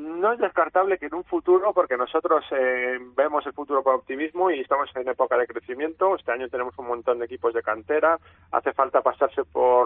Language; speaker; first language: Spanish; native; Spanish